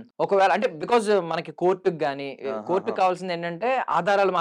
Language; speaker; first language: Telugu; native; Telugu